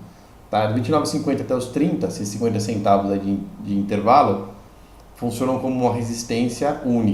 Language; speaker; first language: Portuguese; native; Portuguese